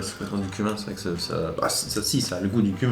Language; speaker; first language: French; native; French